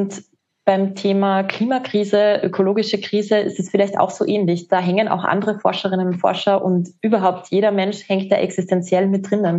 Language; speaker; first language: German; native; German